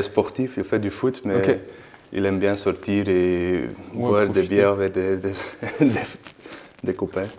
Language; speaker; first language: French; non-native, learner; Dutch